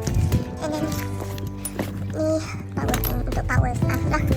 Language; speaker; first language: Malay; native; Malay